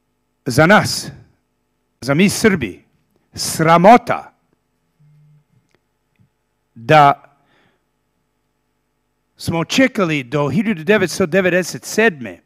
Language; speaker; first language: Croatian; early bilingual, heritage; Serbian